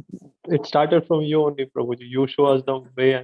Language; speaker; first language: English; non-native, local second language; Hindi